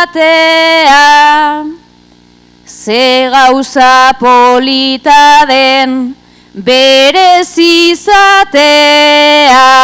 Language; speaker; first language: Basque; native; Basque